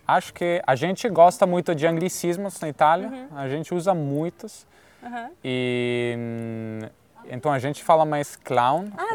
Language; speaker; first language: Portuguese; non-native, fluent; Italian